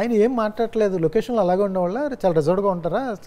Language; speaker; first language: Telugu; native; Telugu